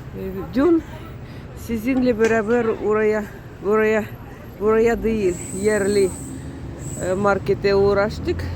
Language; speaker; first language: Turkish; non-native, learner; Russian